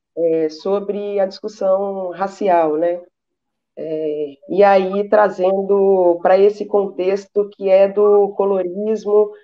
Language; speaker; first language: Portuguese; native; Portuguese